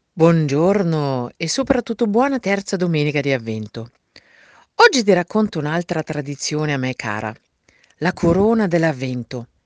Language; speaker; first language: Italian; non-native, fluent; German